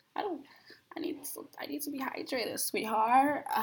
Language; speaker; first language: Norwegian; early bilingual, other home language; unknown